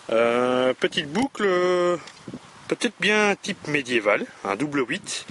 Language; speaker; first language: French; native; French